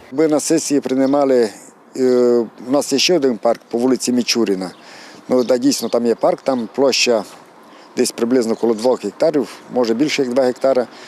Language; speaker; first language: Ukrainian; native; Ukrainian